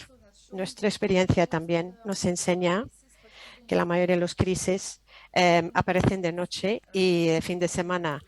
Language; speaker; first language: Spanish; non-native, fluent; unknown